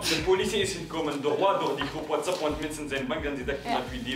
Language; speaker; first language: Dutch; early bilingual, other home language; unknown